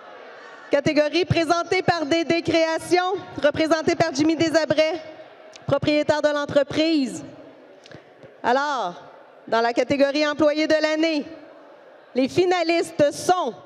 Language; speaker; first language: French; native; French